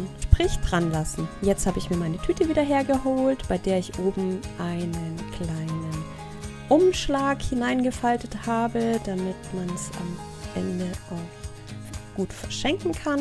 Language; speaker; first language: German; native; German